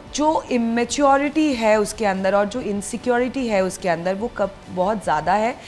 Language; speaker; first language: Hindi; non-native, local second language; Bangla